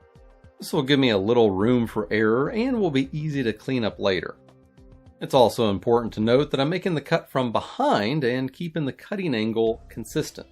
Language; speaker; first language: English; native; English